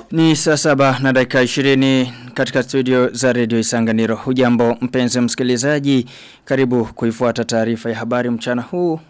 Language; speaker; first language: Swahili; non-native, local second language; Rundi